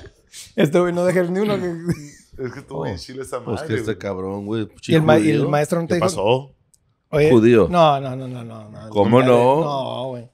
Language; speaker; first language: Spanish; early bilingual, heritage; Spanish